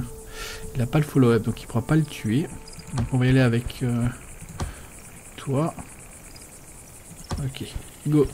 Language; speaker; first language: French; native; French